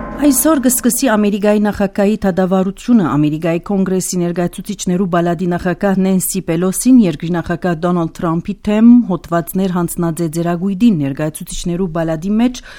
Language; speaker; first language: Armenian; early bilingual, heritage; Armenian